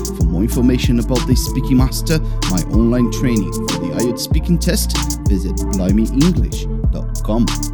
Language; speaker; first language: English; non-native, fluent; Portuguese